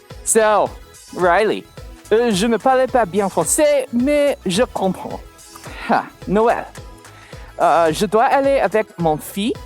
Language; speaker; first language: French; non-native, learner; English